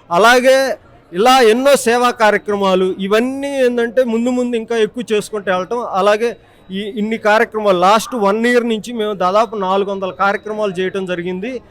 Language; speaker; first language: Telugu; native; Telugu